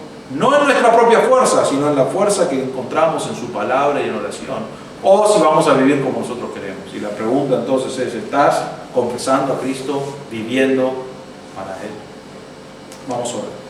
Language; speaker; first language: Spanish; native; Spanish